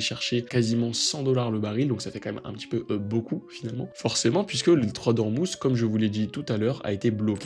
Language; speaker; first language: French; native; French